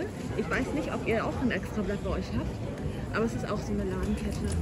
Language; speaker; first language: German; native; German